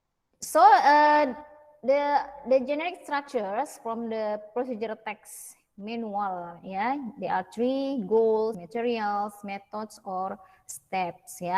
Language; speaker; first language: English; non-native, fluent; Indonesian